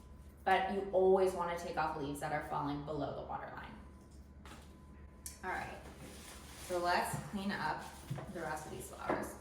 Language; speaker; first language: English; native; English